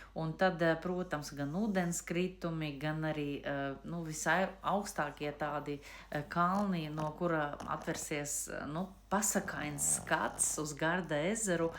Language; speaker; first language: Latvian; non-native, local second language; Russian